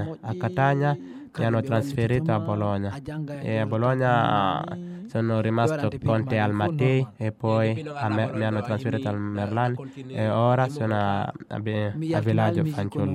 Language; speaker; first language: Italian; non-native, fluent; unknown